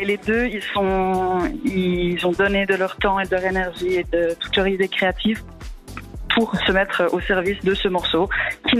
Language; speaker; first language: French; native; French